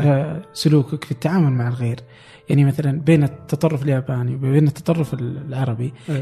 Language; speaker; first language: Arabic; native; Arabic